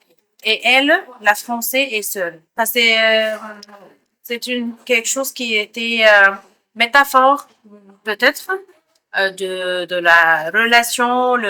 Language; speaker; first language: French; non-native, fluent; Arabic